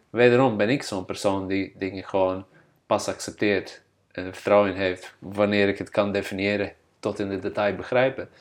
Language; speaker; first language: Dutch; non-native, fluent; Bosnian